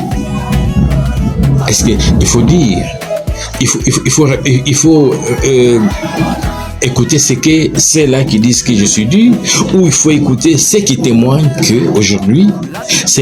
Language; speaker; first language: French; non-native, local second language; Luba-Lulua